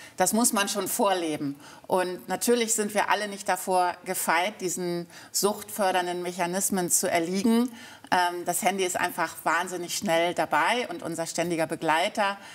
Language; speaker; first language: German; native; German